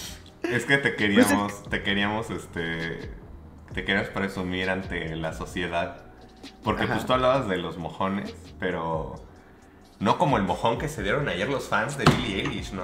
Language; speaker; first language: Spanish; native; Spanish